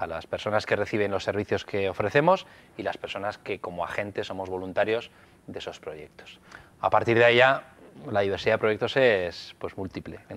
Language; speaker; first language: Spanish; native; Spanish